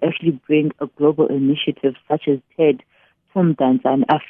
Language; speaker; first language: English; non-native, local second language; Xhosa